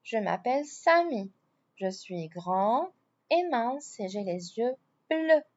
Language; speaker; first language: French; non-native, fluent; Arabic